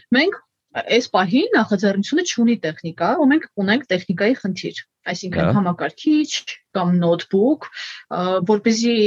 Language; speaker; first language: Armenian; native; Armenian